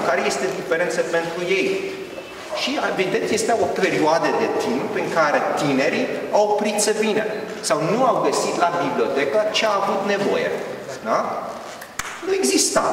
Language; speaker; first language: Romanian; early bilingual, heritage; Romanian